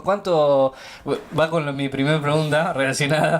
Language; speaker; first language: Spanish; native; Spanish